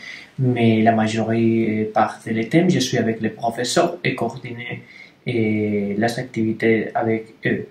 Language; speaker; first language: French; non-native, learner; Spanish